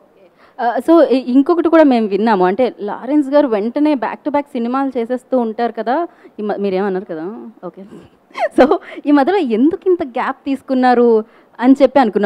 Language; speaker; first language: Telugu; native; Telugu